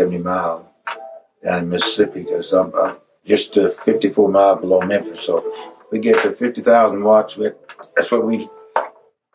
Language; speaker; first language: English; native; English